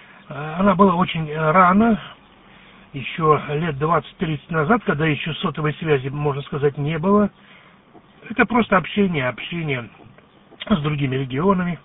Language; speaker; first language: Russian; native; Russian